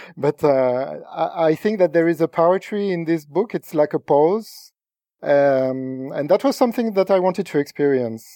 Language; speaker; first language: English; non-native, fluent; French